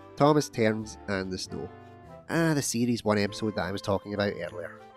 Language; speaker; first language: English; native; English